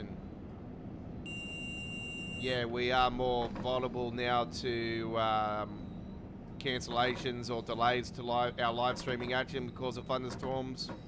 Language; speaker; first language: English; native; English